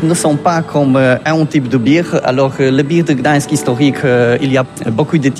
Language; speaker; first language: French; non-native, learner; Polish